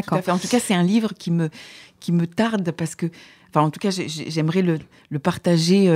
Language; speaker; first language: French; native; French